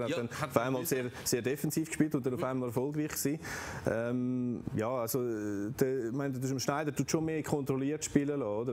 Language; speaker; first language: German; native; German